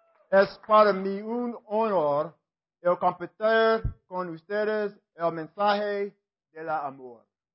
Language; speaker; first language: Spanish; non-native, learner; English